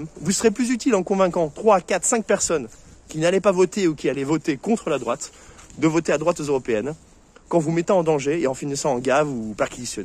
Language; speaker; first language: French; native; French